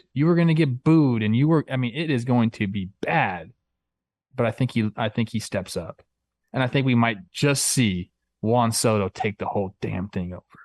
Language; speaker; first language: English; native; English